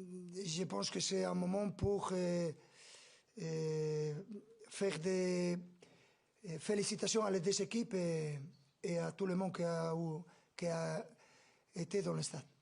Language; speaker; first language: French; non-native, fluent; Spanish